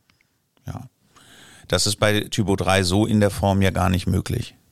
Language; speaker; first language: German; native; German